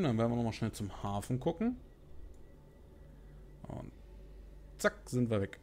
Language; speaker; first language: German; native; German